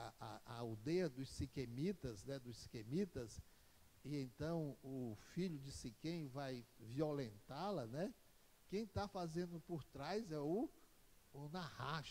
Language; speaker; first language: Portuguese; native; Portuguese